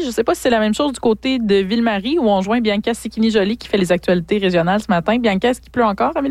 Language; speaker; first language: French; native; French